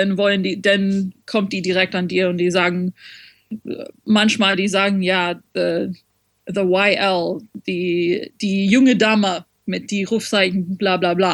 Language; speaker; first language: German; non-native, fluent; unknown